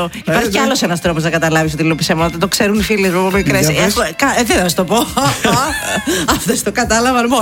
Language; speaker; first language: Greek; native; Greek